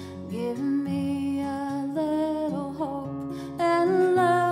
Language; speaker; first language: English; native; English